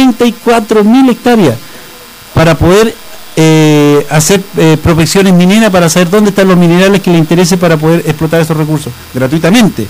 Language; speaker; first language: Spanish; native; Spanish